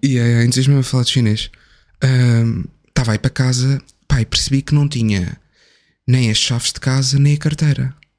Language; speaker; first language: Portuguese; native; Portuguese